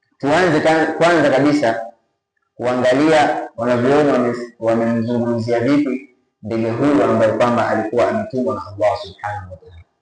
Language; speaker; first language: Swahili; native; Swahili